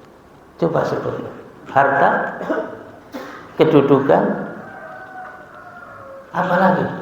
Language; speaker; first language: Indonesian; native; Indonesian